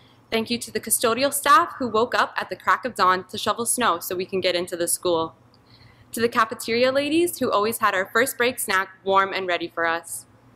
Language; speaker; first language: English; native; English